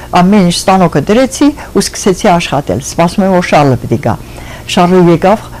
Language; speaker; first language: Armenian; early bilingual, other home language; French